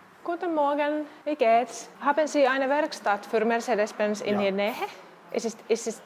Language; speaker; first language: German; non-native, learner; Finnish